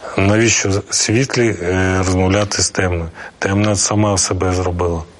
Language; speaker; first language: Ukrainian; non-native, local second language; Russian